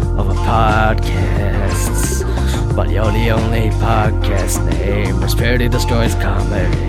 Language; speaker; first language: English; native; English